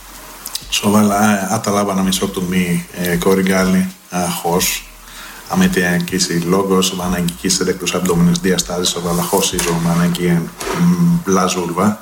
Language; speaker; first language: Hungarian; non-native, learner; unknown